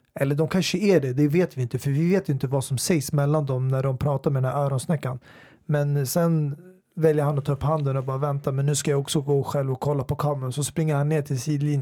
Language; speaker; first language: Swedish; native; Swedish